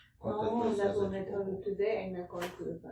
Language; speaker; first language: English; non-native, learner; Spanish